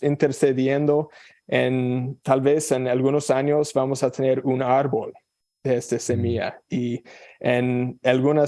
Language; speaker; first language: Spanish; non-native, fluent; English